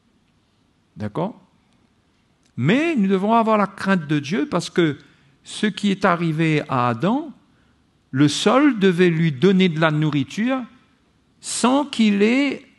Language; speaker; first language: French; native; French